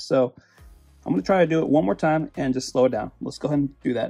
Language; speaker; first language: English; native; English